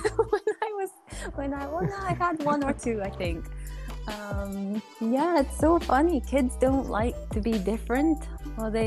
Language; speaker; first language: English; non-native, fluent; Japanese